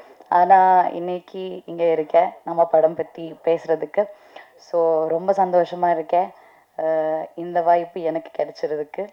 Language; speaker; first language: Tamil; non-native, fluent; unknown